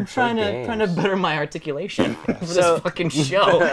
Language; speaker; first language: English; native; English